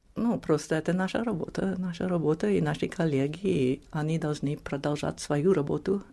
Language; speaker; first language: Russian; non-native, fluent; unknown